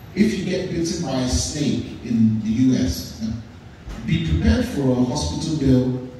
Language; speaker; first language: English; native; English